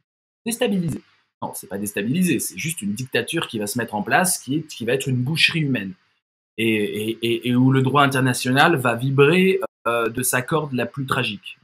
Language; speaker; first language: French; native; French